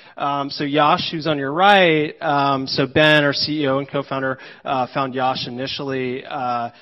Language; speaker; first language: English; native; English